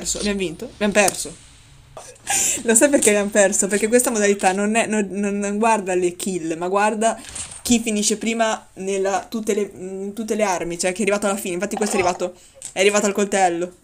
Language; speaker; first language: Italian; native; Italian